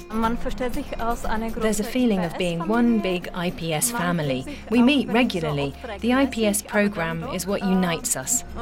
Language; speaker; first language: English; non-native, fluent; Turkish